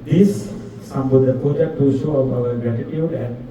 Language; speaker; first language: English; non-native, local second language; Sinhala